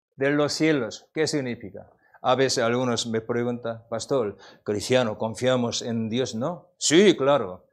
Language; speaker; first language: Spanish; non-native, learner; Korean